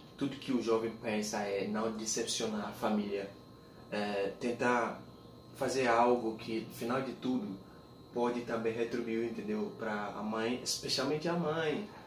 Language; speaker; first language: Portuguese; non-native, fluent; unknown